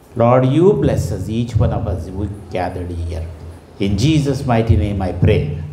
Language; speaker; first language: English; non-native, local second language; Telugu